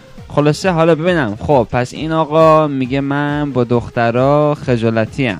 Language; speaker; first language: Persian; native; Persian